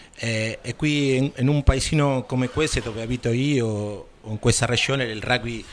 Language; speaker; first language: Italian; non-native, learner; Spanish